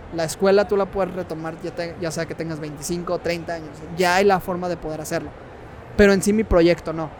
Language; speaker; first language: Spanish; native; Spanish